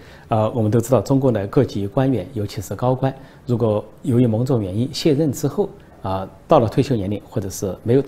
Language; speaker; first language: Chinese; native; Chinese